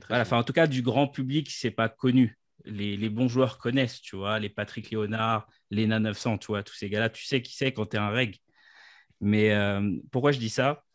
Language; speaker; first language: French; native; French